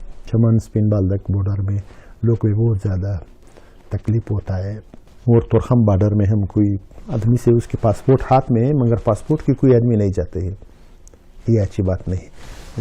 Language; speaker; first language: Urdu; non-native, learner; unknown